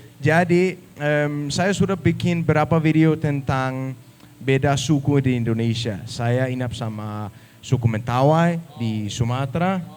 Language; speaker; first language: Indonesian; non-native, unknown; Danish